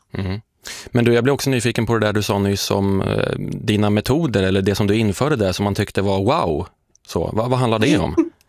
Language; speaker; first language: Swedish; native; Swedish